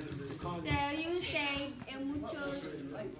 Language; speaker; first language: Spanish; non-native, learner; English